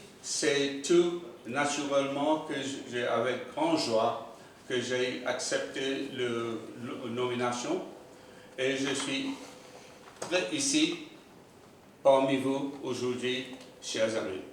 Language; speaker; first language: French; non-native, local second language; Morisyen